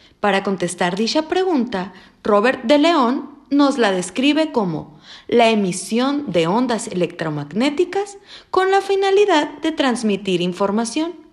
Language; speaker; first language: Spanish; native; Spanish